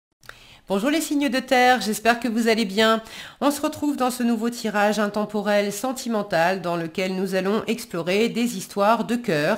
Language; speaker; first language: French; native; French